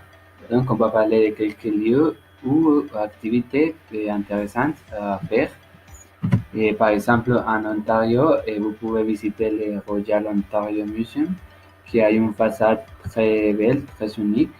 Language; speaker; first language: French; non-native, learner; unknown